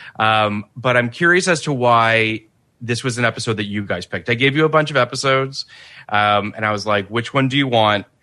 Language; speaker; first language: English; native; English